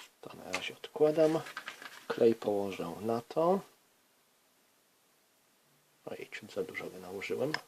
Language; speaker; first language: Polish; native; Polish